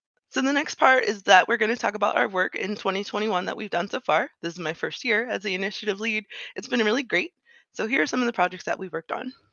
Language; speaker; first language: English; native; English